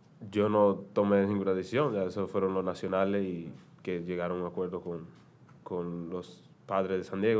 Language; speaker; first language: Spanish; native; Spanish